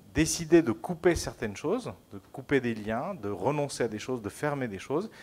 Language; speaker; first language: French; non-native, fluent; Spanish